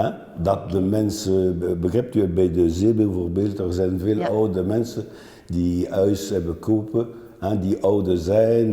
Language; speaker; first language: Dutch; non-native, local second language; French